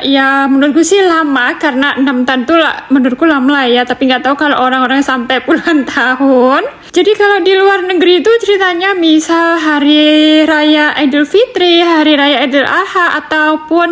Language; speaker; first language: Indonesian; native; Indonesian